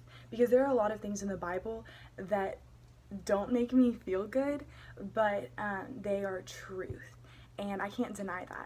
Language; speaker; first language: English; native; English